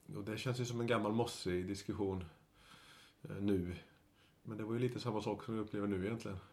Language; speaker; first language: Swedish; native; Swedish